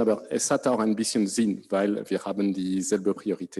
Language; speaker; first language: German; non-native, fluent; French